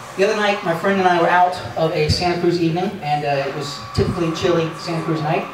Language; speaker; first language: English; native; English